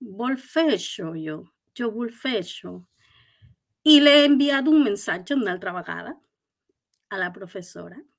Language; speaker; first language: Catalan; non-native, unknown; Spanish